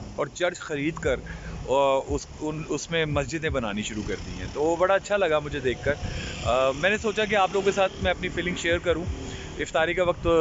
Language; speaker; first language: Urdu; native; Urdu